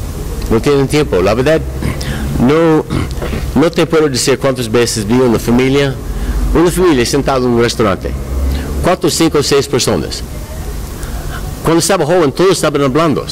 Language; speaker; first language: Spanish; non-native, learner; English